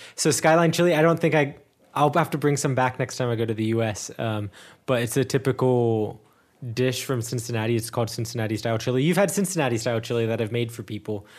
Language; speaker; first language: English; native; English